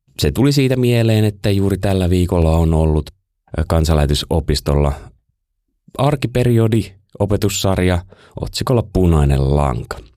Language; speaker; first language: Finnish; native; Finnish